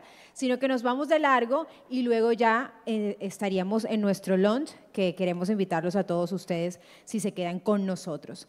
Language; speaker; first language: Spanish; native; Spanish